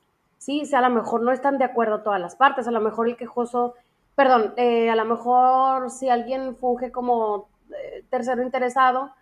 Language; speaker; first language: Spanish; native; Spanish